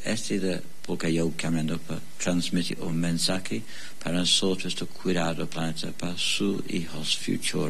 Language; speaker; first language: Spanish; non-native, learner; English